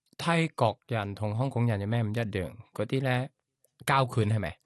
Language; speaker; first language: Cantonese; non-native, learner; Thai